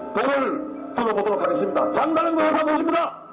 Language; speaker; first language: Korean; native; Korean